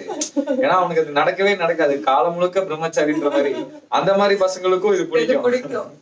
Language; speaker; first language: Tamil; native; Tamil